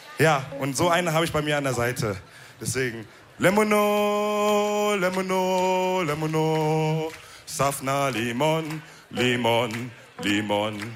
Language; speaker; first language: German; early bilingual, other home language; Wolof